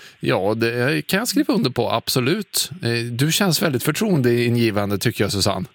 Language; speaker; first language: Swedish; native; Swedish